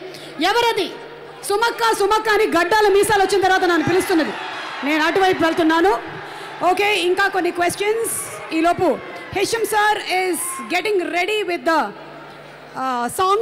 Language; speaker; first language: Telugu; native; Telugu